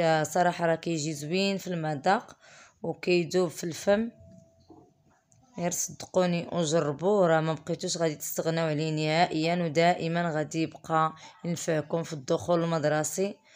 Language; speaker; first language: Arabic; native; Arabic